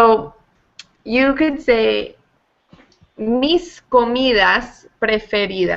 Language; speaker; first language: Spanish; non-native, fluent; English